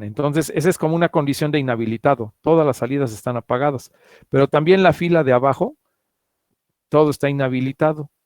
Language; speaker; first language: Spanish; native; Spanish